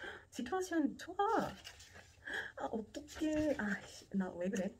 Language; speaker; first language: Korean; non-native, fluent; Portuguese